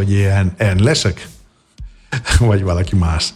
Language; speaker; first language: Hungarian; non-native, fluent; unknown